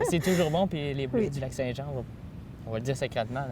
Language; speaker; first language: French; native; French